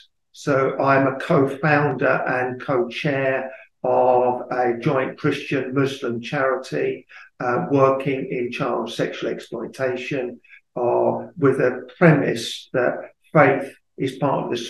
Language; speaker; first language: English; native; English